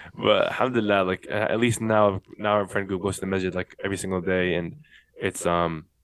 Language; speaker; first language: English; native; English